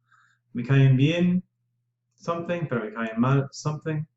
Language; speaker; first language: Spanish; non-native, fluent; English